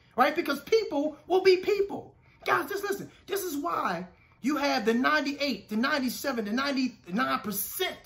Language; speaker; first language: English; native; English